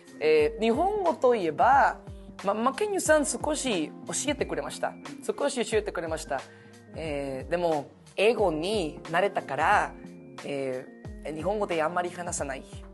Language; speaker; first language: Japanese; non-native, learner; Spanish